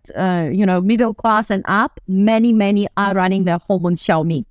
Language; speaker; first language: English; non-native, fluent; Russian